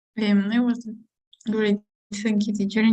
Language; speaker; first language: English; non-native, learner; Spanish